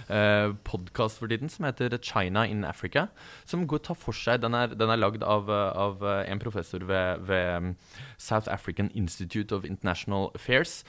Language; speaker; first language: Norwegian; native; Norwegian